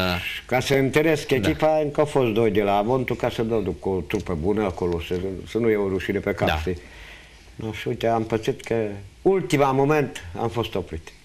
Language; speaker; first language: Romanian; non-native, local second language; Hungarian